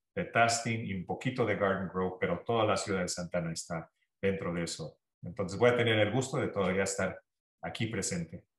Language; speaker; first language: Spanish; early bilingual, heritage; Spanish